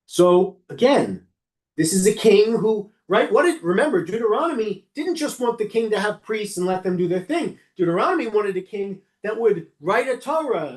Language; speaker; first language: English; native; English